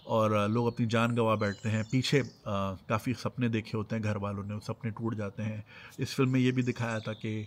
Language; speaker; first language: Urdu; native; Urdu